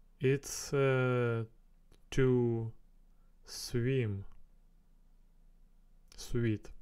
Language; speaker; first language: English; non-native, learner; Russian